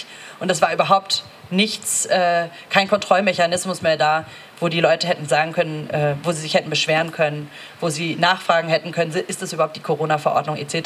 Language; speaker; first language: German; native; German